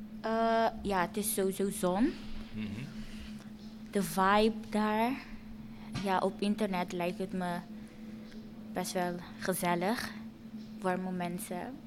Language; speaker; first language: Dutch; non-native, fluent; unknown